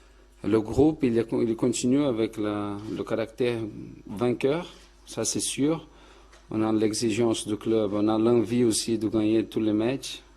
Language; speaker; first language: French; non-native, fluent; Portuguese